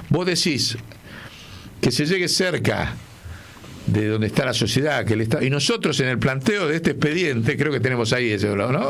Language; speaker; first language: Spanish; native; Spanish